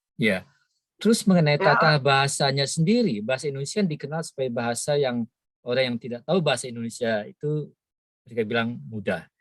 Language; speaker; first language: Indonesian; native; Indonesian